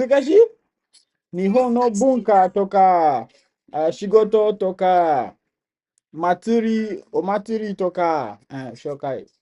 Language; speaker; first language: Japanese; non-native, learner; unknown